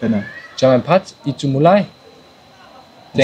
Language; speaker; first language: Indonesian; non-native, learner; German